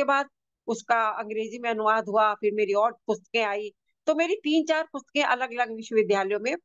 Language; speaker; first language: Hindi; native; Hindi